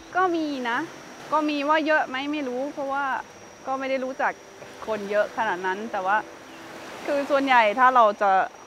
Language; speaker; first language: Thai; non-native, fluent; German